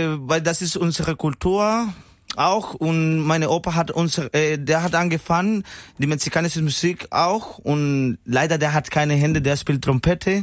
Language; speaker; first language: German; non-native, learner; Spanish